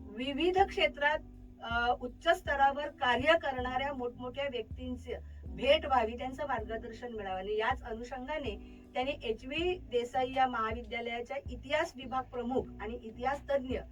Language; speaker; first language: Marathi; native; Marathi